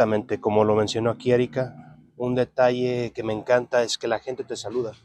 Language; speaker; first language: Spanish; native; Spanish